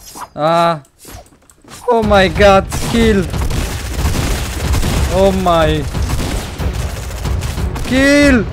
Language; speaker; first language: English; non-native, learner; Polish